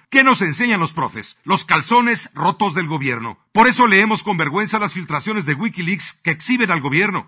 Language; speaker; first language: Spanish; native; Spanish